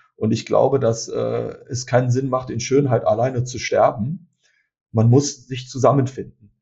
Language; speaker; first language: German; early bilingual, other home language; Turkish